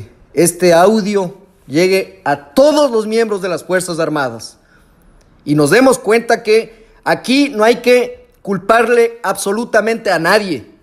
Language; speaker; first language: Spanish; native; Spanish